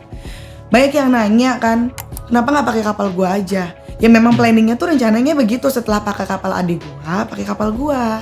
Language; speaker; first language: Indonesian; native; Indonesian